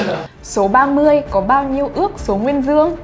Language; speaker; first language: Vietnamese; native; Vietnamese